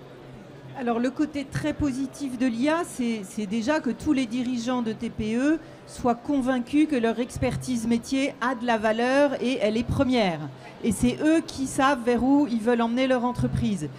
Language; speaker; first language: French; native; French